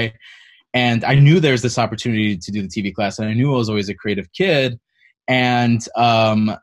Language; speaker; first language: English; native; English